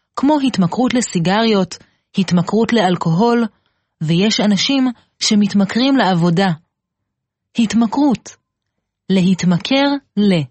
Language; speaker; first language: Hebrew; native; Hebrew